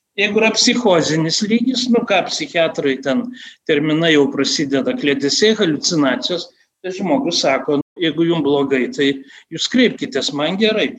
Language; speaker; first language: Lithuanian; native; Lithuanian